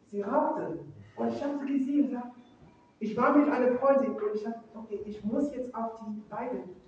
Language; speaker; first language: German; non-native, fluent; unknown